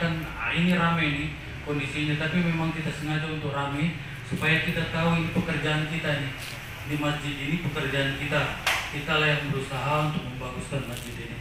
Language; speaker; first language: Indonesian; native; Indonesian